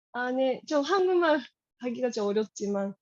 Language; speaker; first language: Korean; non-native, learner; Japanese